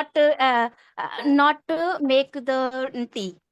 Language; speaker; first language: English; non-native, learner; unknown